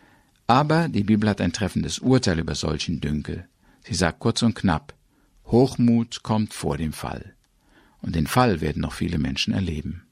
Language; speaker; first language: German; native; German